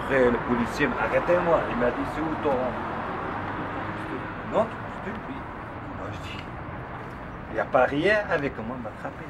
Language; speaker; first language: French; non-native, learner; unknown